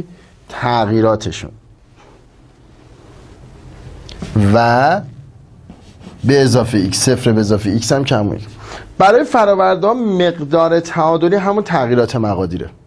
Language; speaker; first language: Persian; native; Persian